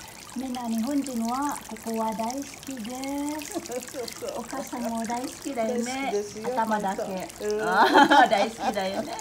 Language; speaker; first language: Japanese; non-native, learner; Cebuano